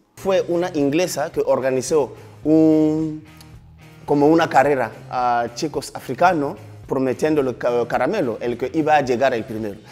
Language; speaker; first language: Spanish; non-native, fluent; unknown